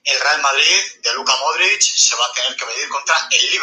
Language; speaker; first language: Spanish; native; Spanish